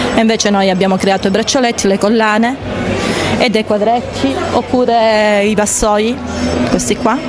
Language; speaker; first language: Italian; native; Italian